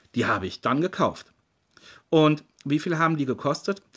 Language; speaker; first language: German; native; German